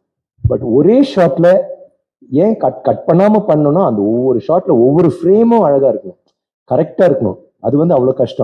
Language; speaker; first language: Tamil; native; Tamil